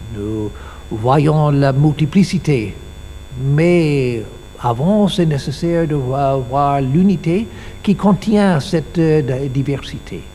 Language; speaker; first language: French; non-native, learner; English